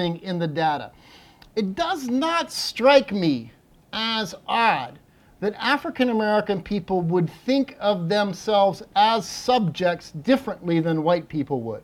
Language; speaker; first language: English; native; English